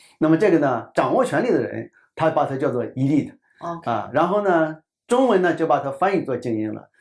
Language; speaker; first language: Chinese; native; Chinese